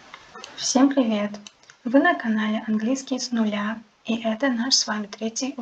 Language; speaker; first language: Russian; non-native, local second language; Uzbek